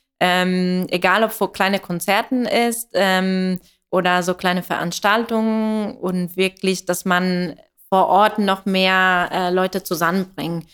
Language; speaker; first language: German; non-native, fluent; Italian